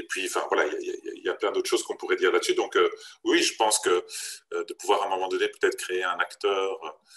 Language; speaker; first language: French; native; French